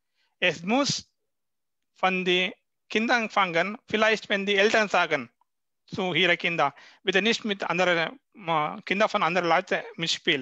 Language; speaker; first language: German; non-native, learner; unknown